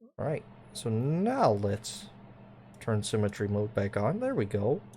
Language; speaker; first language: English; native; English